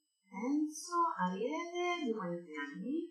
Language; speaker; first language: Italian; native; Italian